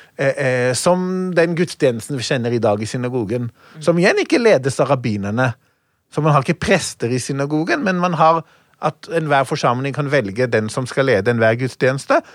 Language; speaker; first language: Norwegian; non-native, fluent; Hebrew